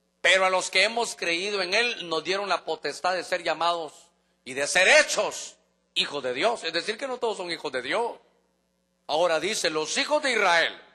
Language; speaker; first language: Spanish; native; Spanish